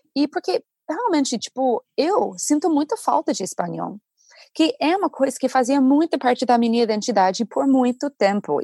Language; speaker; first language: Portuguese; non-native, fluent; English